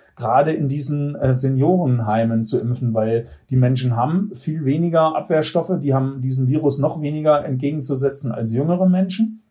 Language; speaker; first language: German; native; German